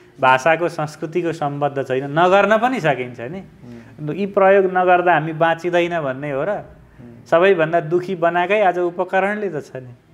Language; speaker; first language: Nepali; native; Nepali